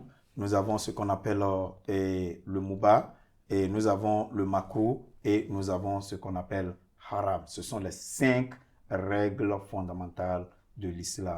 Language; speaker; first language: French; non-native, fluent; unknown